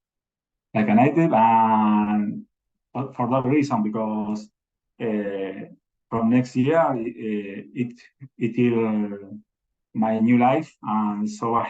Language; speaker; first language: English; non-native, learner; Spanish